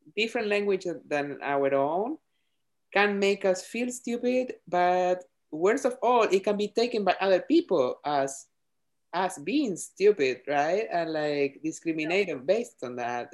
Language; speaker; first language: English; non-native, fluent; Spanish